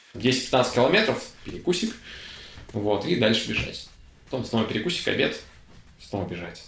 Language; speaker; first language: Russian; native; Russian